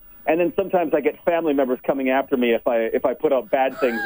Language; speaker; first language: English; native; English